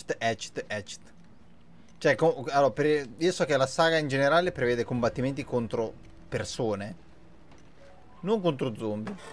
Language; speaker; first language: Italian; native; Italian